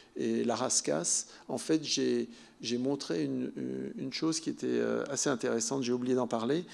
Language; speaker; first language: French; native; French